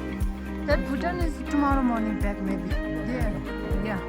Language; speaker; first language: English; non-native, learner; Tibetan